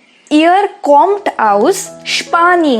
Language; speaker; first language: German; non-native, fluent; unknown